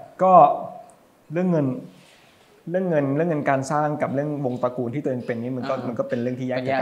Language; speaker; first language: Thai; native; Thai